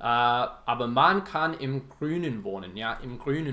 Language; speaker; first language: German; non-native, fluent; English